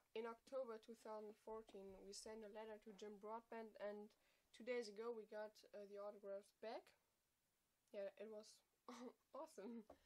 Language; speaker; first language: English; non-native, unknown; German